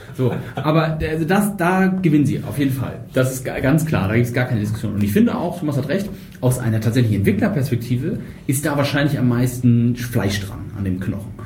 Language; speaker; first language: German; native; German